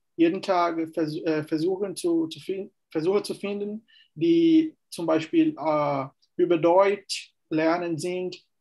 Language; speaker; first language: German; non-native, fluent; Portuguese